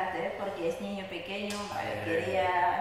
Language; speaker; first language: Spanish; non-native, learner; Russian